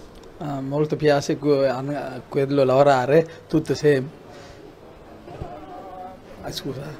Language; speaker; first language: Italian; non-native, learner; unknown